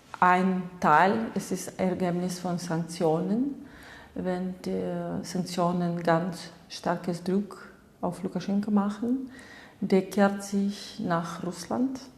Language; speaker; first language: German; non-native, fluent; Russian